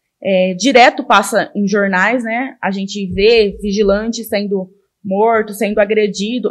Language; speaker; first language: Portuguese; native; Portuguese